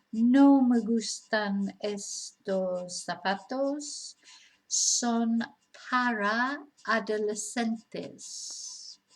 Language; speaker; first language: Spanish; non-native, fluent; English